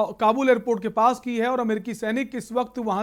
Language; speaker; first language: Hindi; native; Hindi